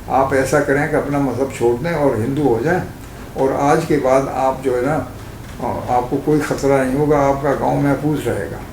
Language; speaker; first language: Urdu; native; Urdu